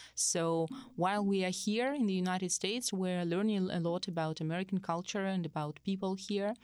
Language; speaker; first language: English; non-native, fluent; Russian